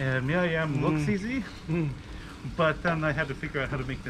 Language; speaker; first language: English; native; English